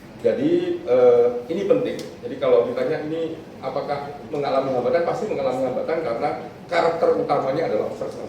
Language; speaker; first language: Indonesian; native; Indonesian